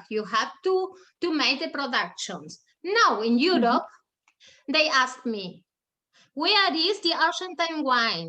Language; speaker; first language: English; non-native, learner; German